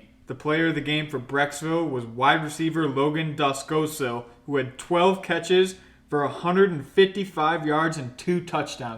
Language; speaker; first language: English; native; English